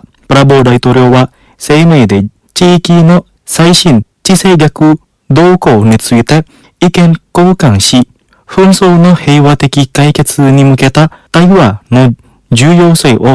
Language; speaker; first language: Japanese; non-native, fluent; Indonesian